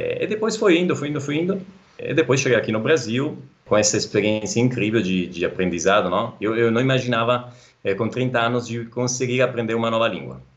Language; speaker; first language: Portuguese; non-native, fluent; Italian